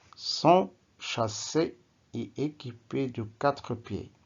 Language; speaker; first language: French; non-native, local second language; Arabic